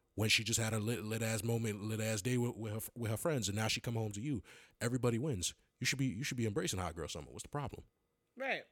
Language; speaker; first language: English; native; English